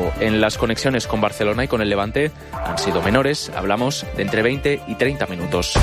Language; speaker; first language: Spanish; native; Spanish